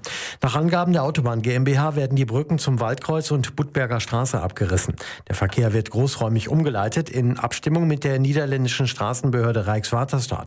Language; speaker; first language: German; native; German